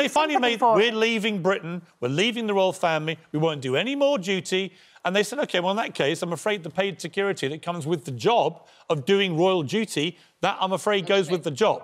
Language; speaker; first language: English; native; English